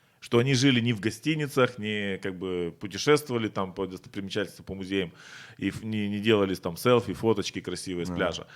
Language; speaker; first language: Russian; native; Russian